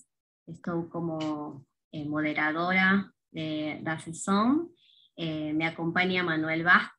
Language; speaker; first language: Portuguese; non-native, fluent; Spanish